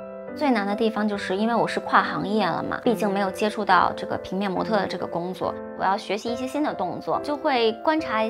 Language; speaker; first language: Chinese; native; Chinese